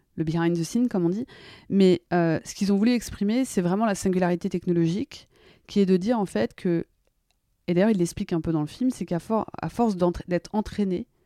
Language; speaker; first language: French; native; French